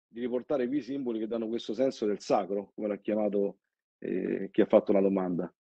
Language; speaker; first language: Italian; native; Italian